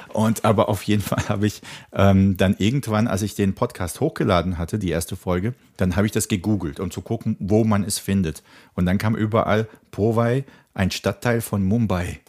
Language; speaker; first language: German; early bilingual, other home language; Czech